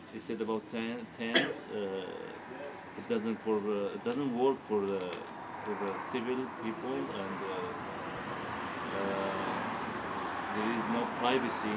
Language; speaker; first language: English; non-native, learner; Arabic